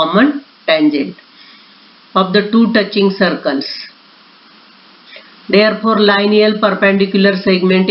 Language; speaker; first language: English; non-native, local second language; Marathi